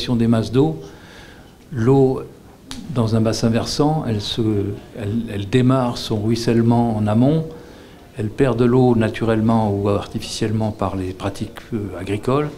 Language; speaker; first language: French; native; French